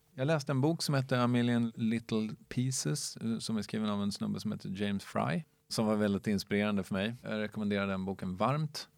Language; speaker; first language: Swedish; native; Swedish